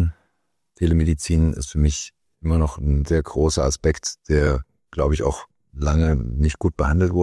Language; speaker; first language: German; native; German